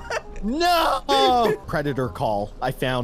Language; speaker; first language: English; native; English